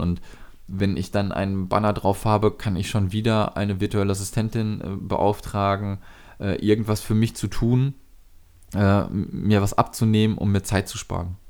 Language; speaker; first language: German; native; German